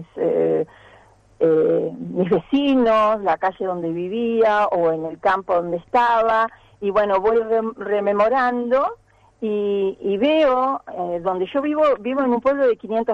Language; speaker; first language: Spanish; native; Spanish